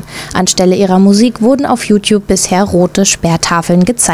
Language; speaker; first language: German; native; German